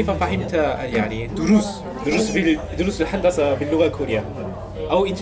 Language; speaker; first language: Arabic; non-native, learner; Korean